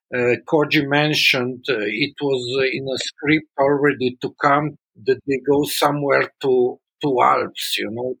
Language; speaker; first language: English; non-native, fluent; Slovenian